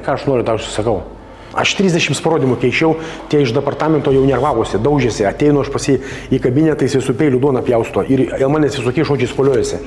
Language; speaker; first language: Lithuanian; native; Lithuanian